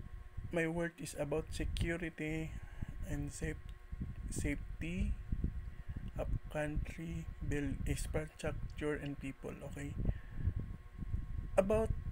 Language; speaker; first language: English; non-native, learner; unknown